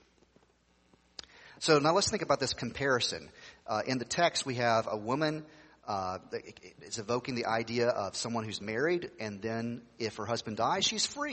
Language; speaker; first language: English; native; English